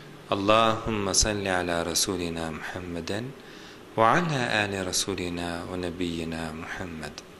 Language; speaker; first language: Arabic; non-native, fluent; Turkish